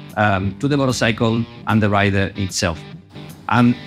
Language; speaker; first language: English; non-native, fluent; Spanish